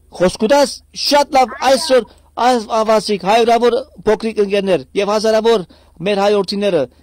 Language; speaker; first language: Armenian; early bilingual, heritage; Armenian